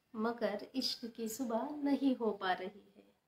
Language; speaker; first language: Hindi; non-native, local second language; Marathi